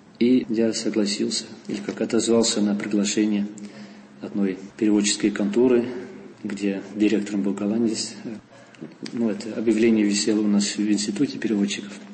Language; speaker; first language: Russian; non-native, fluent; Dutch